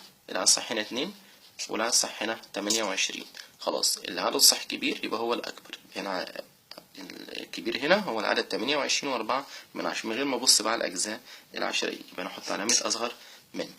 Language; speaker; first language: Arabic; native; Arabic